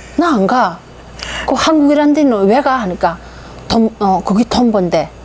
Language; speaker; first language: Korean; native; Korean